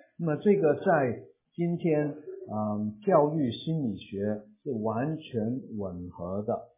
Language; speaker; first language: Chinese; non-native, local second language; Cantonese